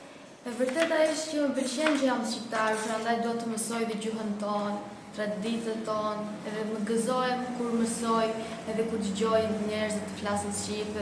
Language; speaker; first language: Albanian; early bilingual, heritage; Albanian